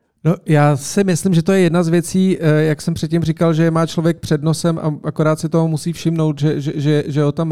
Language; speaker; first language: Czech; native; Czech